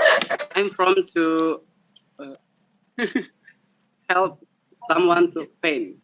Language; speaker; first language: English; non-native, learner; Indonesian